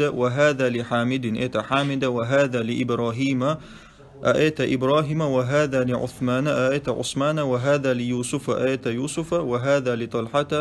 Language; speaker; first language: Arabic; non-native, fluent; Chechen